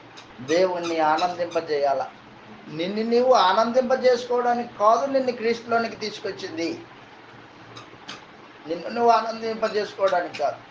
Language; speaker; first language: Telugu; native; Telugu